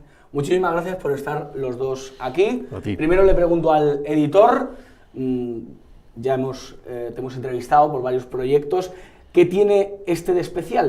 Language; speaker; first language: Spanish; native; Spanish